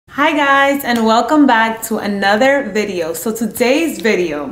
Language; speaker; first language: English; native; English